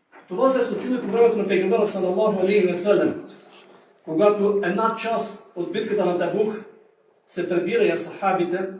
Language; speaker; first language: Bulgarian; native; Bulgarian